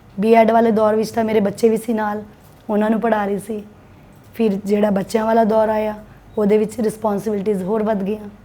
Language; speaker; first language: Punjabi; non-native, local second language; Hindi